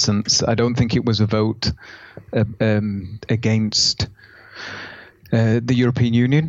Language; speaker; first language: English; native; English